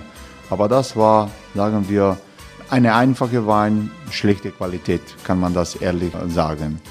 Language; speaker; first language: German; non-native, learner; Croatian